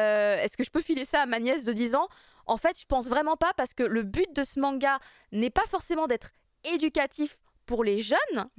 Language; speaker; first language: French; native; French